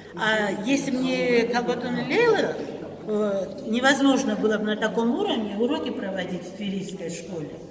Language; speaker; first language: Russian; non-native, local second language; Abkhazian